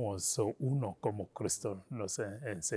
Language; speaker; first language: Spanish; non-native, fluent; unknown